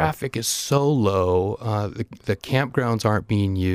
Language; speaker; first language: English; native; English